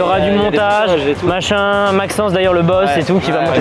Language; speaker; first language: French; native; French